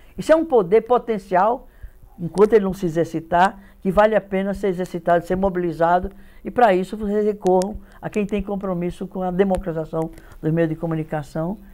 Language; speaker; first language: Portuguese; native; Portuguese